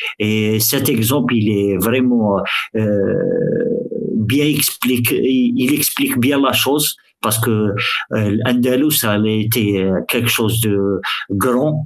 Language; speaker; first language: French; early bilingual, other home language; Arabic